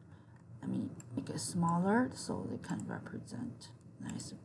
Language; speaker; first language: English; non-native, fluent; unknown